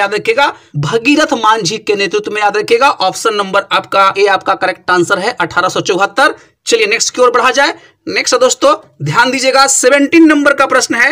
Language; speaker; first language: Hindi; native; Hindi